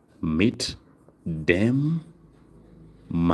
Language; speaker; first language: German; non-native, fluent; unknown